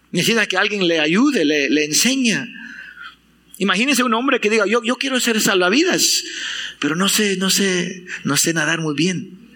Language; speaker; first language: Spanish; non-native, fluent; English